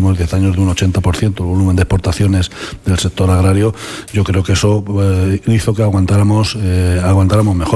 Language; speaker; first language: Spanish; native; Spanish